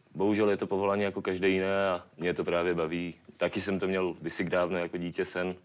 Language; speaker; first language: Czech; native; Czech